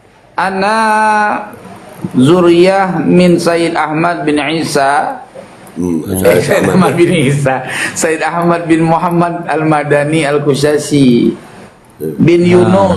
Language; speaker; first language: Arabic; non-native, learner; Indonesian